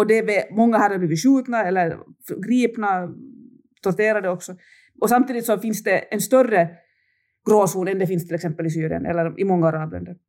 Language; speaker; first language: Swedish; native; Swedish